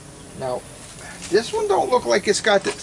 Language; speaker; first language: English; native; English